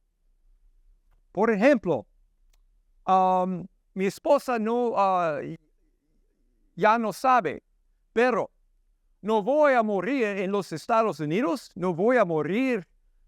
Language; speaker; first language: Spanish; non-native, learner; English